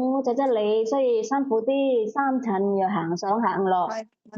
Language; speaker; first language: Cantonese; native; Cantonese